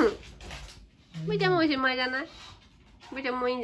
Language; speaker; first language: Japanese; native; Japanese